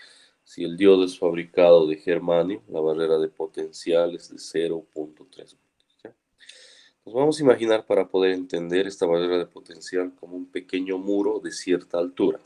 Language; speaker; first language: Spanish; native; Spanish